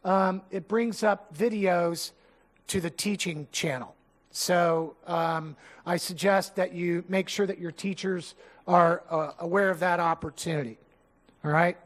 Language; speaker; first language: English; native; English